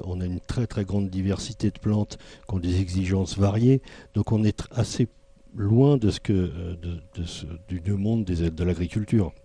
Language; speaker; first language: French; native; French